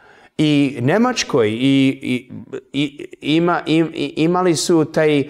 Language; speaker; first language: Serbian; early bilingual, heritage; English